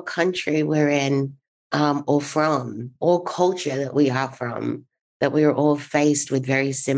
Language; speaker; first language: English; native; English